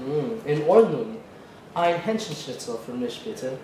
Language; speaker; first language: German; non-native, learner; English